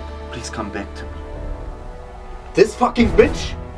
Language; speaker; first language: English; non-native, fluent; German